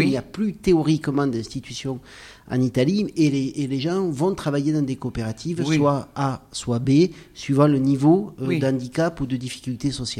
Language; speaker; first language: French; native; French